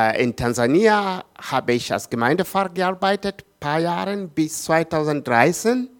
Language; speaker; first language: German; non-native, learner; Swahili